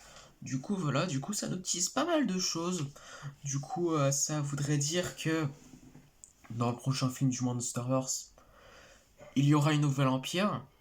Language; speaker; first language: French; native; French